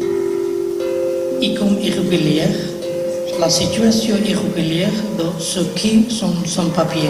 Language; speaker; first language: French; non-native, learner; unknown